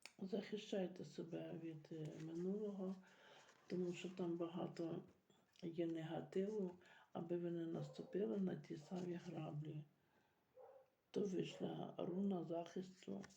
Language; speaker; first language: Ukrainian; native; Ukrainian